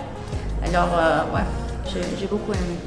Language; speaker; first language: French; non-native, fluent; Spanish